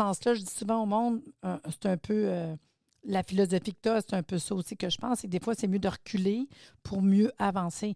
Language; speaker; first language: French; native; French